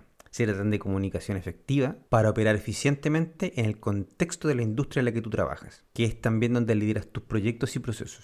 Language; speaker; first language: Spanish; native; Spanish